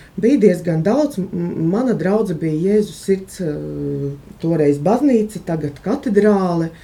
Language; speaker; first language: Latvian; native; Latvian